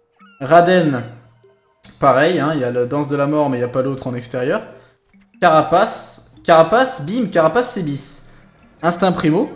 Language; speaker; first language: French; native; French